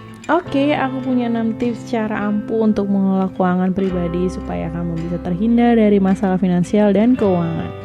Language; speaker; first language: Indonesian; native; Indonesian